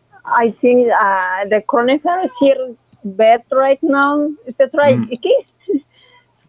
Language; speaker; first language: English; non-native, learner; Indonesian